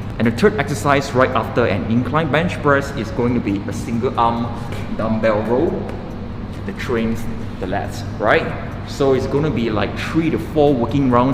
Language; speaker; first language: English; non-native, local second language; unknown